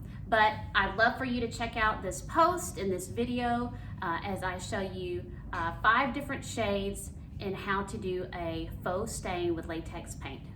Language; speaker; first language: English; native; English